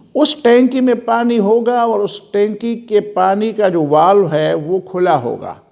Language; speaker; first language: Urdu; non-native, local second language; Pashto